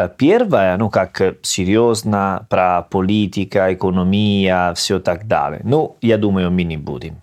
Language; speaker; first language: Russian; non-native, learner; Italian